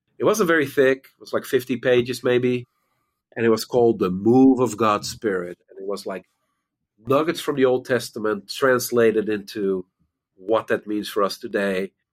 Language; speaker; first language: English; non-native, fluent; Dutch